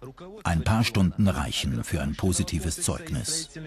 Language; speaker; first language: German; native; German